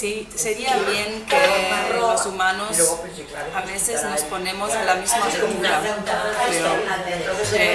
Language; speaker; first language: Spanish; non-native, fluent; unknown